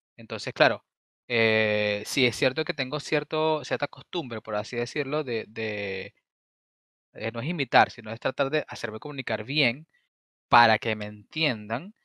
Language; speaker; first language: Spanish; native; Spanish